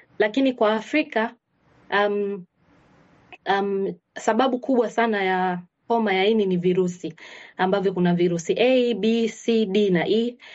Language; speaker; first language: Swahili; native; Swahili